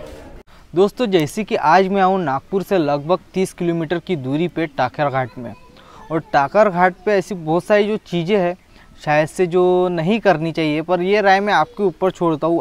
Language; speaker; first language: Hindi; non-native, local second language; Marathi